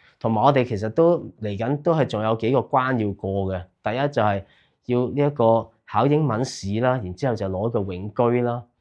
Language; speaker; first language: Cantonese; native; Cantonese